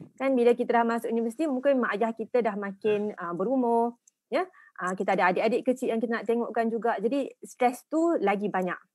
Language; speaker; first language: Malay; native; Malay